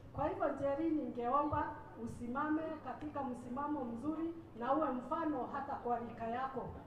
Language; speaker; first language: Swahili; non-native, local second language; Kikuyu